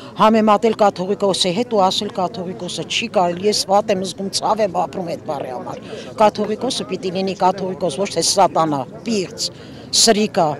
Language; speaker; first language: Armenian; native; Armenian